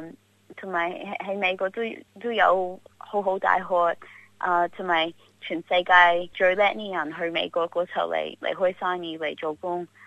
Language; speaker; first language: Cantonese; early bilingual, heritage; Cantonese